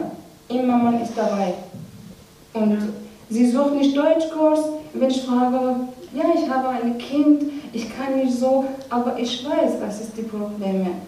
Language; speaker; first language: German; non-native, learner; Persian